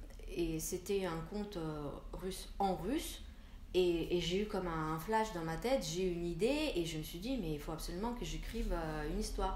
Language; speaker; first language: French; non-native, fluent; Russian